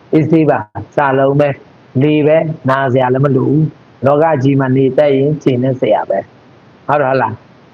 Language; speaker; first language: Burmese; non-native, local second language; Mon